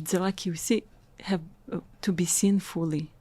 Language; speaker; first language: French; non-native, fluent; Russian